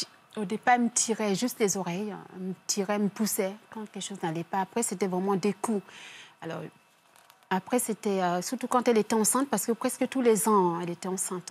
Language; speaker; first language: French; early bilingual, other home language; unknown